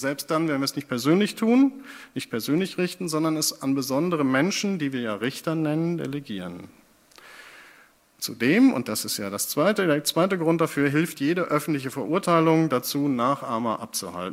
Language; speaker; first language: German; native; German